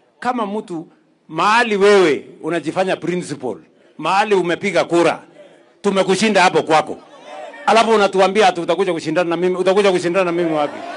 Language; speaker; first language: Swahili; non-native, local second language; Kalenjin